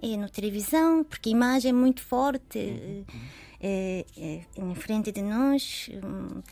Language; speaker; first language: Portuguese; non-native, learner; Japanese